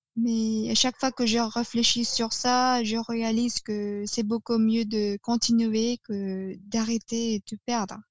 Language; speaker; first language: French; non-native, fluent; Filipino